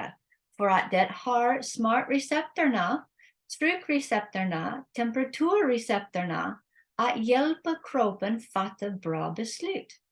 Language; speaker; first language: Swedish; non-native, learner; English